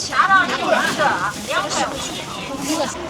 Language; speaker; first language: Chinese; native; Chinese